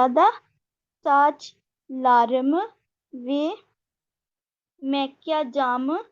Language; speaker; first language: Turkish; non-native, learner; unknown